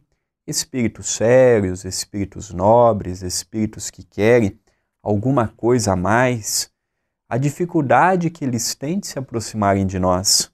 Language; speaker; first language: Portuguese; native; Portuguese